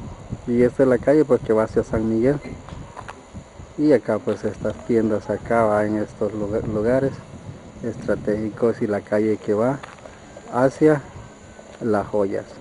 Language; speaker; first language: Spanish; native; Spanish